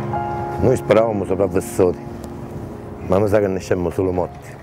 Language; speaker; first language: Italian; native; Italian